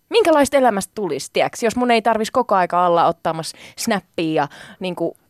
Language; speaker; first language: Finnish; early bilingual, other home language; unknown